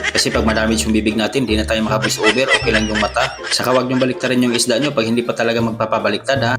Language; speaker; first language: Filipino; non-native, local second language; Cebuano